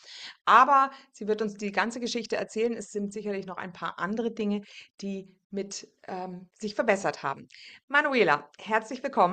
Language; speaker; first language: German; native; German